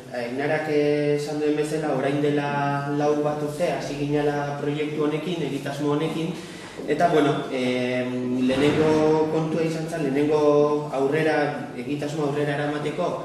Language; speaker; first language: Basque; native; Basque